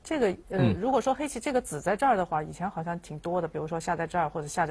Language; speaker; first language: Chinese; native; Chinese